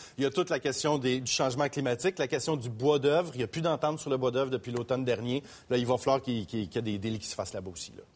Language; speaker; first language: French; native; French